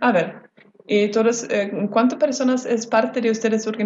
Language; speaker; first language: Spanish; non-native, learner; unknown